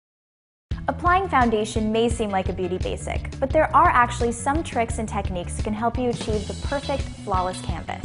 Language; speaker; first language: English; native; English